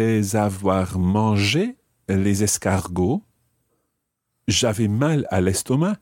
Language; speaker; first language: French; non-native, fluent; English